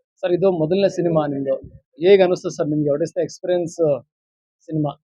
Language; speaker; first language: Kannada; native; Kannada